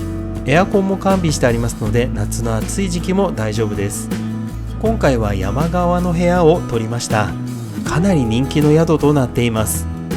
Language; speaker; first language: Japanese; native; Japanese